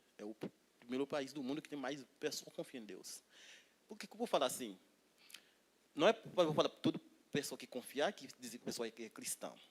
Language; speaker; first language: Portuguese; non-native, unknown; Haitian Creole